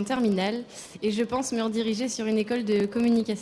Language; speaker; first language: French; native; French